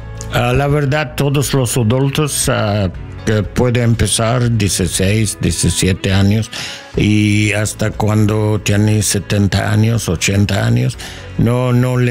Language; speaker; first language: Spanish; non-native, learner; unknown